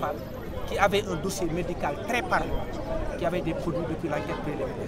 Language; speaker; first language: French; non-native, local second language; Wolof